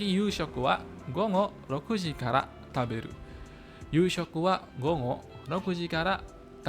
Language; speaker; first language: Japanese; non-native, fluent; Indonesian